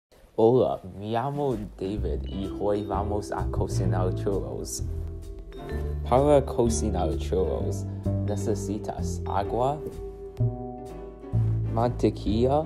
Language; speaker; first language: Spanish; non-native, learner; English